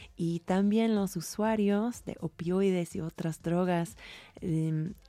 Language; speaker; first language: Spanish; non-native, fluent; English